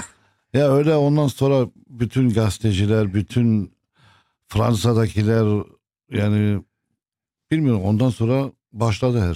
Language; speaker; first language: Turkish; non-native, fluent; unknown